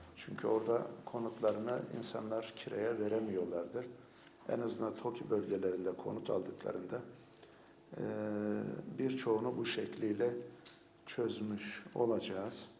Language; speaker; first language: Turkish; native; Turkish